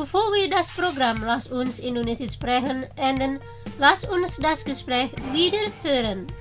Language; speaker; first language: German; non-native, fluent; Indonesian